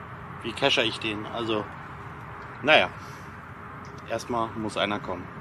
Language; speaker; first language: German; native; German